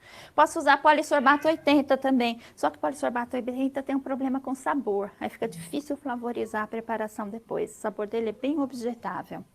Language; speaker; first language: Portuguese; native; Portuguese